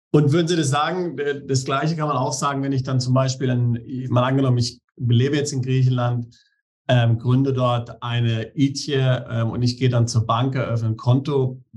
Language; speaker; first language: German; native; German